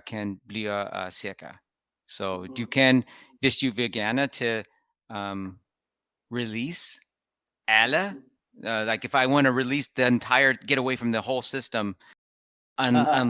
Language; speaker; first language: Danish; non-native, learner; English